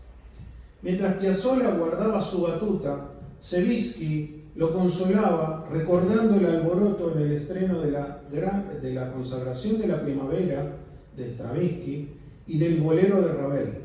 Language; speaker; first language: Spanish; native; Spanish